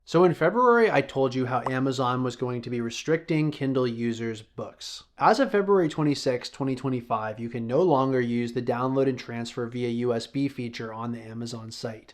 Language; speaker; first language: English; native; English